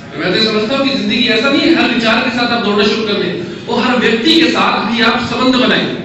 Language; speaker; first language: Hindi; native; Hindi